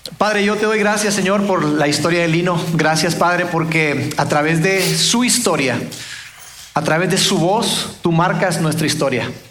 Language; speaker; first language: Spanish; native; Spanish